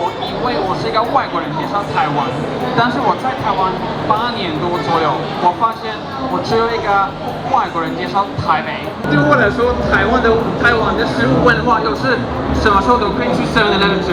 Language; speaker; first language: Chinese; non-native, fluent; Swedish